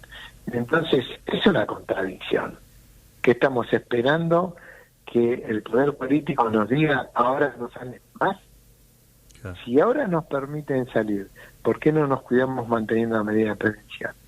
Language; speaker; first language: Spanish; native; Spanish